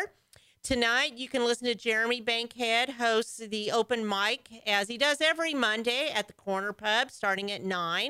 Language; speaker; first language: English; native; English